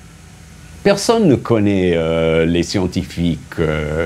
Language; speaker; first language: French; non-native, fluent; English